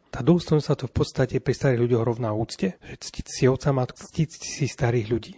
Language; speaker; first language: Slovak; native; Slovak